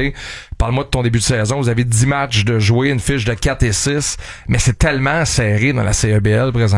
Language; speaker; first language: French; native; French